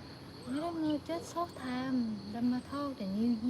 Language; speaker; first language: English; non-native, learner; Vietnamese